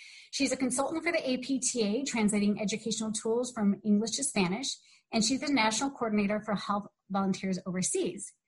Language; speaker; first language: English; native; English